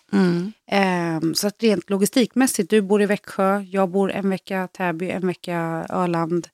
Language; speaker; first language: Swedish; native; Swedish